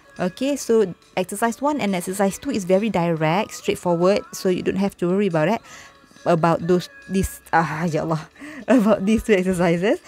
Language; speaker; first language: English; non-native, local second language; Malay